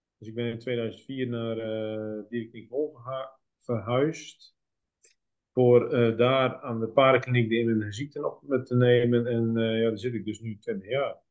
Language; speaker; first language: Dutch; native; Dutch